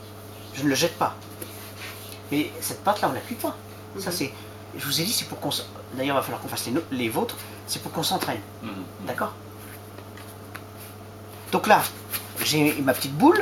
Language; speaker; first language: French; native; French